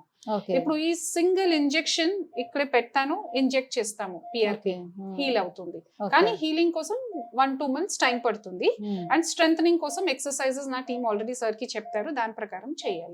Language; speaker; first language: Telugu; non-native, fluent; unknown